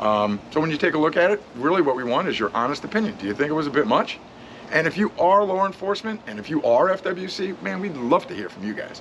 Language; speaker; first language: English; native; English